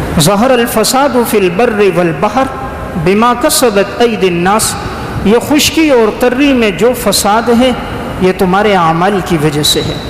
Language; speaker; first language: Urdu; native; Urdu